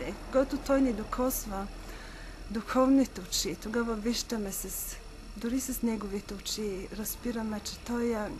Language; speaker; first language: Bulgarian; non-native, fluent; Norwegian